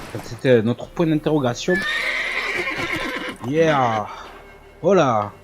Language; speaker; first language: French; native; French